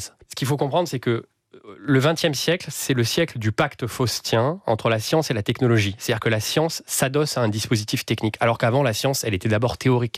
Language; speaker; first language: French; native; French